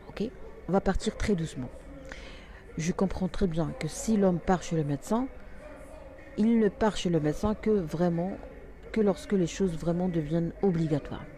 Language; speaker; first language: French; non-native, local second language; Arabic